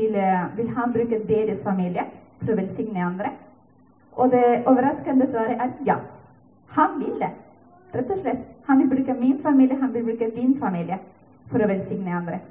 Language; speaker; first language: Norwegian; non-native, fluent; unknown